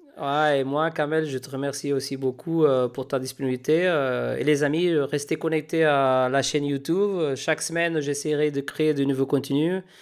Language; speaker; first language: French; non-native, fluent; Spanish